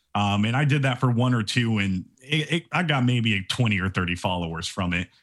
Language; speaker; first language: English; native; English